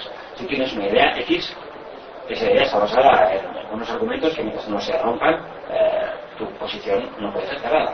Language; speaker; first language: Spanish; native; Spanish